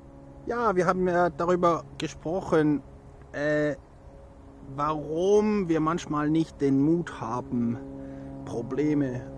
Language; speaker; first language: German; non-native, fluent; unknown